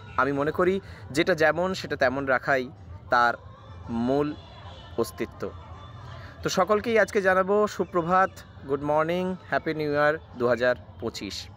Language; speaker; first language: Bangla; native; Bangla